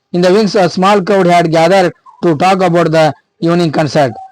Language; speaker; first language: English; non-native, local second language; Kannada